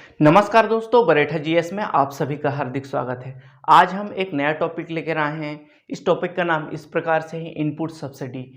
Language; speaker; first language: Hindi; native; Hindi